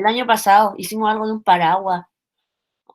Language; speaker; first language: Spanish; native; Spanish